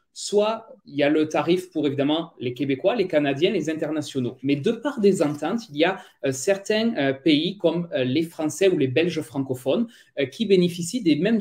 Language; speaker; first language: French; native; French